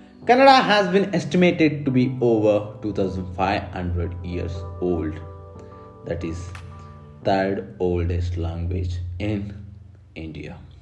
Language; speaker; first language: English; non-native, local second language; Kannada